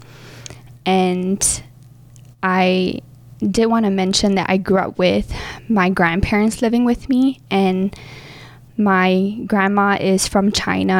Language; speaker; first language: English; native; English